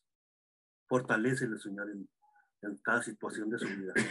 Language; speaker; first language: Spanish; native; Spanish